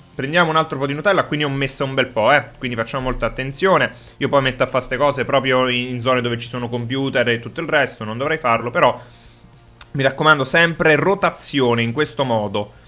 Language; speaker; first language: Italian; native; Italian